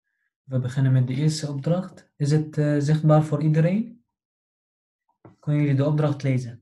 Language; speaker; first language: Dutch; non-native, fluent; Arabic